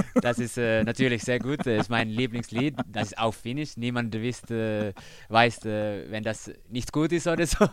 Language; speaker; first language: German; non-native, learner; Finnish